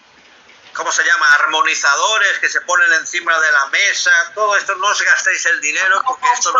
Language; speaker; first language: Spanish; native; Spanish